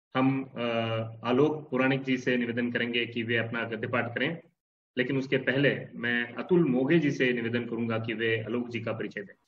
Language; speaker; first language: Hindi; non-native, local second language; Marathi